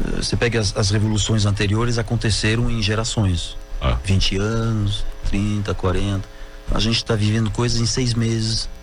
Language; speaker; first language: Portuguese; non-native, fluent; French